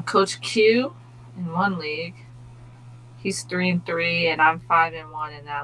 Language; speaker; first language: English; native; English